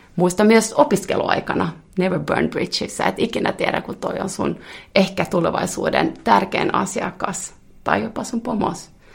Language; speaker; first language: Finnish; non-native, local second language; Swedish